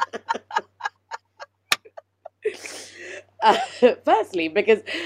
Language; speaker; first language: English; native; English